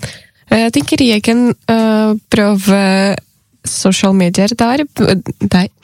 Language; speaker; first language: Norwegian; non-native, learner; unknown